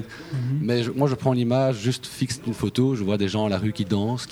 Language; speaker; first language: French; native; French